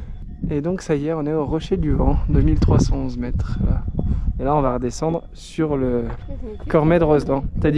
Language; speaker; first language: French; native; French